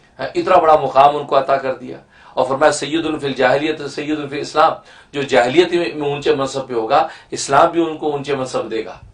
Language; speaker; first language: Urdu; native; Urdu